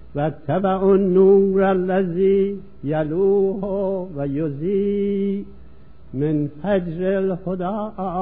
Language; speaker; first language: Persian; native; Persian